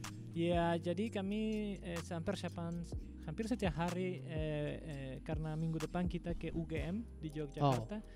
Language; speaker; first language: Indonesian; non-native, fluent; Spanish